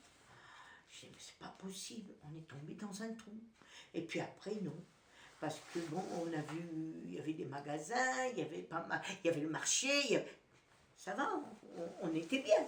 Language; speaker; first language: French; native; French